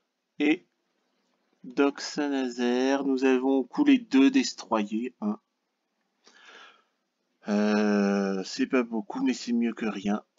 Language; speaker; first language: French; native; French